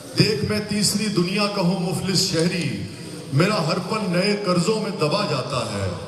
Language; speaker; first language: Urdu; non-native, local second language; Punjabi